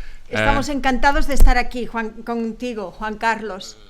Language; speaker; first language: Spanish; native; Spanish